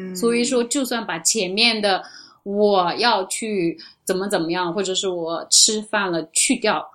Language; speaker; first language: Chinese; non-native, local second language; Uyghur